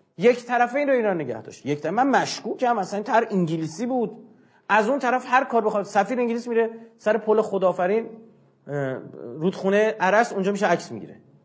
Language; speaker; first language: Persian; non-native, local second language; Azerbaijani